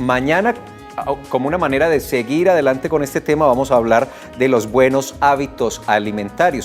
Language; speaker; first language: Spanish; native; Spanish